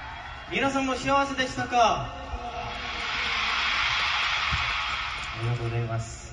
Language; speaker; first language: Japanese; non-native, learner; Korean